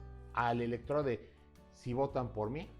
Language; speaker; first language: Spanish; native; Spanish